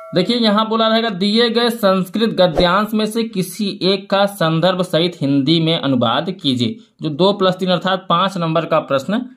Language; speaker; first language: Hindi; native; Hindi